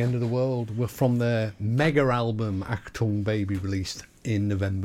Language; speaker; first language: English; native; English